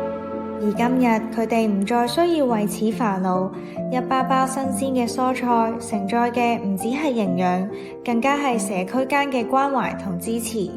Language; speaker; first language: Cantonese; native; Cantonese